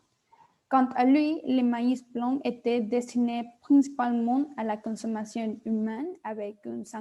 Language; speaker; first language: French; non-native, learner; Spanish